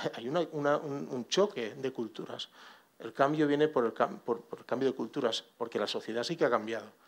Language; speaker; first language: Spanish; non-native, local second language; Catalan